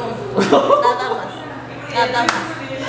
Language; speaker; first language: Spanish; non-native, learner; Korean